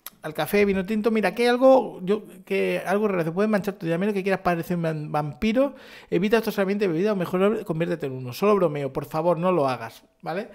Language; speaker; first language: Spanish; native; Spanish